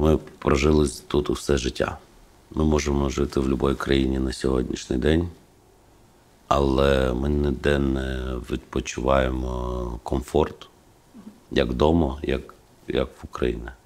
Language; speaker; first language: Ukrainian; non-native, local second language; Russian